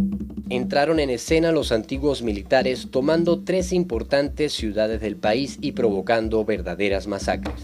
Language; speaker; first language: Spanish; native; Spanish